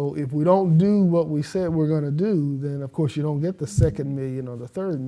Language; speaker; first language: English; native; English